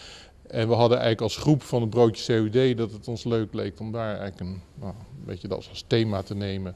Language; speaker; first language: Dutch; native; Dutch